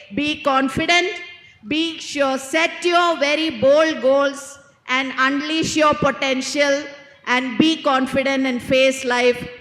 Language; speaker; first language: English; non-native, local second language; Malayalam